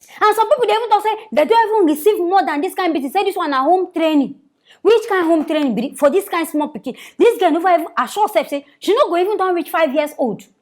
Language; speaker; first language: Nigerian Pidgin; native; Nigerian Pidgin